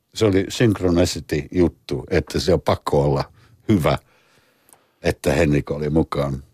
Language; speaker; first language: Finnish; non-native, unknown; English